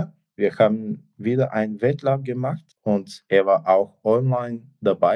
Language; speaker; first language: German; non-native, fluent; Bulgarian